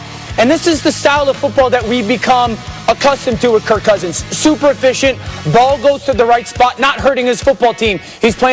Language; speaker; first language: English; native; English